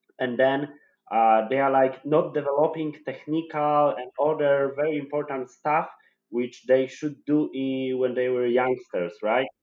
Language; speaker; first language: English; non-native, fluent; Polish